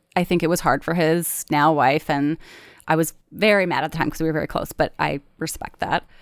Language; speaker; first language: English; native; English